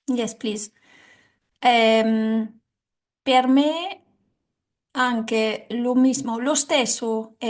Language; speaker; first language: Italian; non-native, learner; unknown